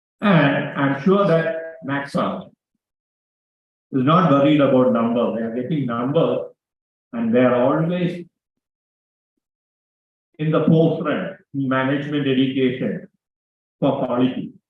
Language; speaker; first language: English; non-native, local second language; Malayalam